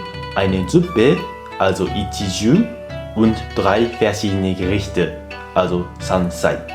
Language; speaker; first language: German; non-native, fluent; Japanese